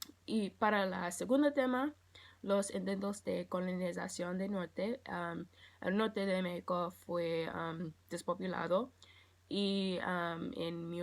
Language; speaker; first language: Spanish; non-native, learner; English